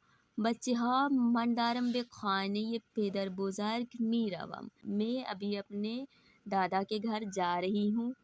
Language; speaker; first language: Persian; non-native, fluent; Urdu